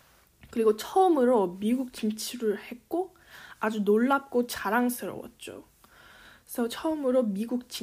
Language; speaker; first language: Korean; early bilingual, heritage; Korean